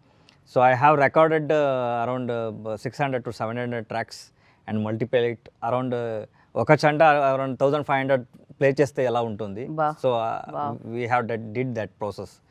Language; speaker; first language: Telugu; non-native, learner; Kannada